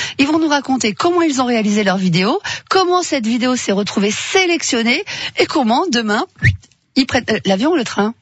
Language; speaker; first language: French; native; French